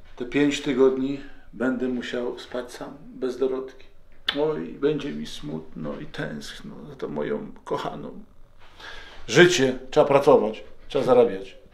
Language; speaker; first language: Polish; native; Polish